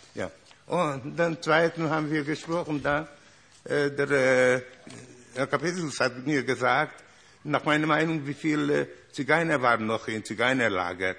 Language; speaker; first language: German; non-native, learner; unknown